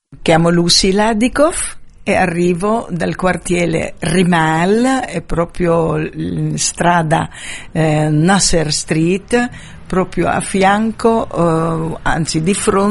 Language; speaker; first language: Italian; non-native, fluent; Arabic